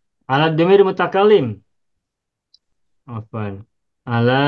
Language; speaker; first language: Arabic; non-native, fluent; Indonesian